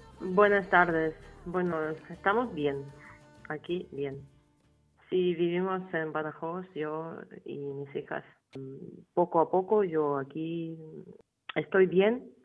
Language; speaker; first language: Spanish; non-native, fluent; Ukrainian